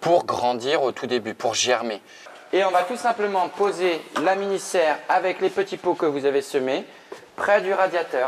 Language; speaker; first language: French; native; French